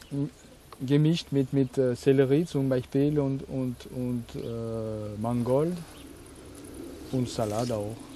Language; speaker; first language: German; non-native, fluent; French